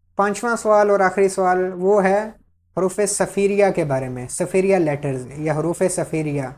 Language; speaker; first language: Urdu; native; Urdu